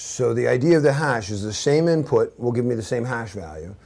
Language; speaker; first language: English; native; English